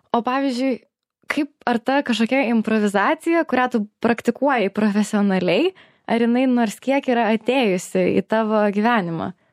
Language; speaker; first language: Lithuanian; native; Lithuanian